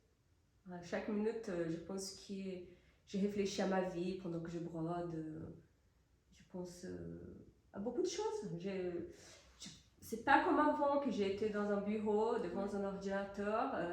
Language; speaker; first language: French; non-native, fluent; Portuguese